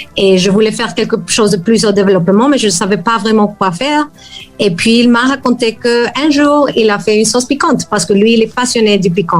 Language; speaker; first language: French; non-native, fluent; Spanish